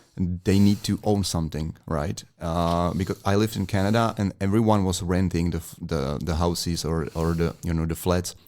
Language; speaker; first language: English; non-native, fluent; Czech